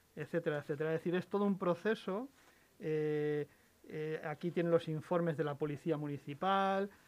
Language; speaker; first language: Spanish; native; Spanish